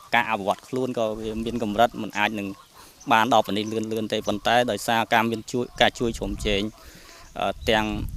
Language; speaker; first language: Khmer; native; Khmer